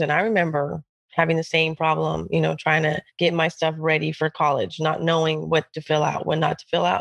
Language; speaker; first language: English; early bilingual, other home language; Spanish